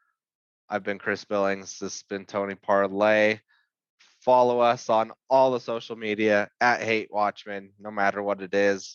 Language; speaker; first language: English; native; English